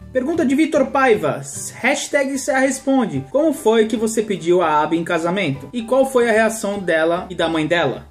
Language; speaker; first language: Portuguese; native; Portuguese